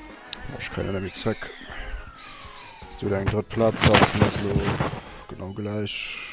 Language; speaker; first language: German; non-native, local second language; Luxembourgish